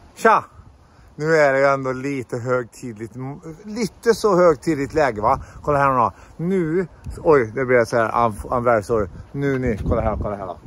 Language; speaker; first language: Swedish; native; Swedish